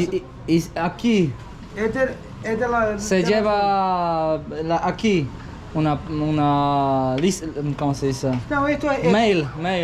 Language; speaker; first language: Spanish; non-native, learner; Polish